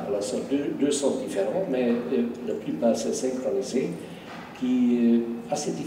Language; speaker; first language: French; non-native, fluent; Hungarian